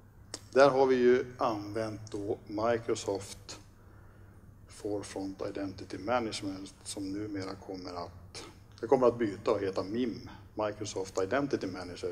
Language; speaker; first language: Swedish; native; Swedish